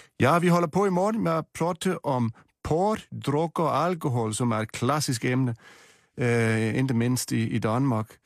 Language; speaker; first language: Swedish; native; Swedish